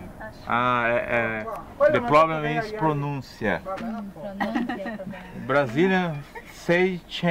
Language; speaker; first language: English; non-native, learner; Portuguese